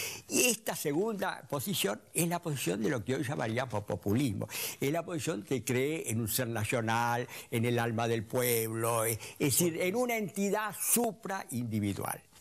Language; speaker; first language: Spanish; native; Spanish